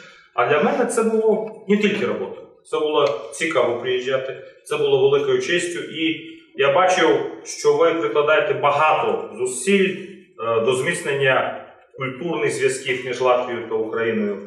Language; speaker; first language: Ukrainian; non-native, fluent; Latvian